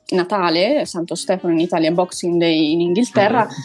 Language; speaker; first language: Italian; native; Italian